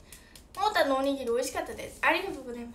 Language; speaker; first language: Japanese; native; Japanese